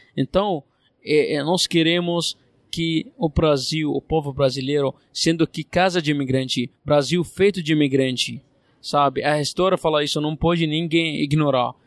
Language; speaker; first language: Portuguese; non-native, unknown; Arabic